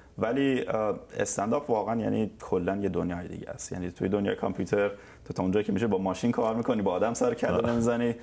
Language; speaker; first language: Persian; native; Persian